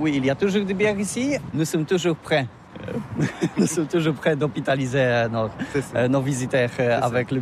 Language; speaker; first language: French; non-native, learner; Polish